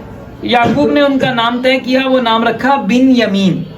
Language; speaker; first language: Urdu; native; Urdu